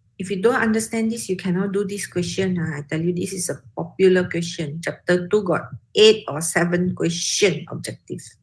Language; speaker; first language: English; non-native, local second language; Malay